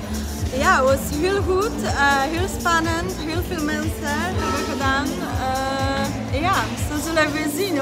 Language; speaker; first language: Dutch; non-native, learner; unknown